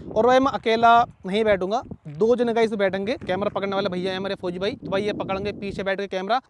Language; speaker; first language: Hindi; native; Hindi